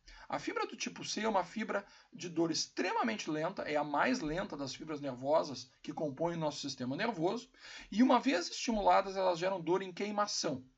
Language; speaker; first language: Portuguese; native; Portuguese